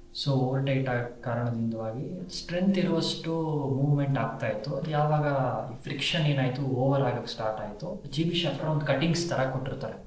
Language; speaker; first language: Kannada; native; Kannada